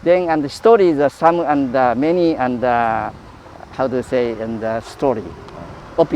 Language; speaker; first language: English; non-native, learner; Japanese